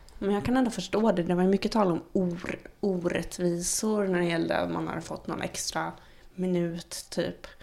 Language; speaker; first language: Swedish; native; Swedish